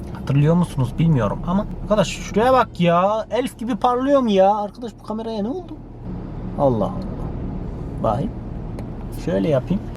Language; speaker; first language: Turkish; early bilingual, heritage; Turkish